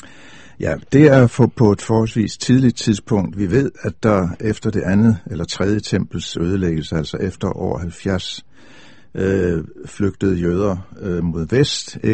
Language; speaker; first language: Danish; native; Danish